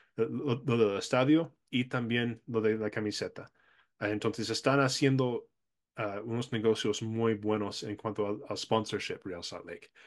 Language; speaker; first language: Spanish; non-native, fluent; English